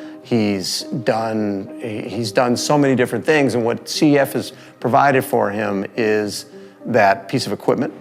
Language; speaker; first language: English; native; English